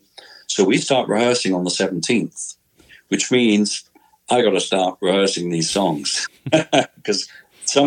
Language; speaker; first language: English; native; English